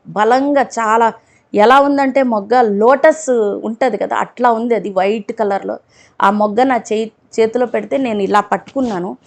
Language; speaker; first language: Telugu; non-native, local second language; Urdu